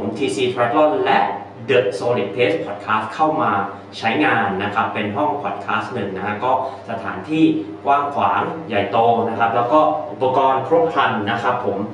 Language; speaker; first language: Thai; native; Thai